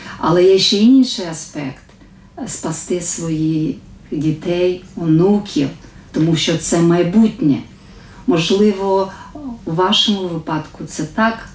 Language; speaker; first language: Ukrainian; native; Ukrainian